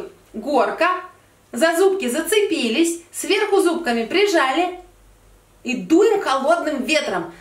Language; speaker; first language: Russian; native; Russian